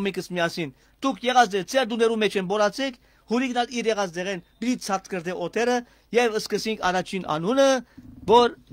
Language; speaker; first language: Armenian; early bilingual, heritage; Armenian